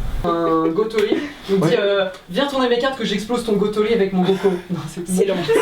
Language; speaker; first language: French; native; French